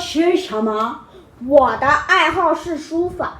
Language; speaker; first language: Chinese; non-native, learner; Korean